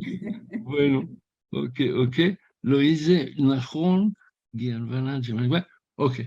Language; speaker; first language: Spanish; early bilingual, heritage; Ladino